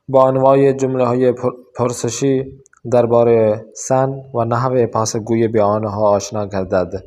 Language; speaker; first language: Persian; non-native, fluent; Urdu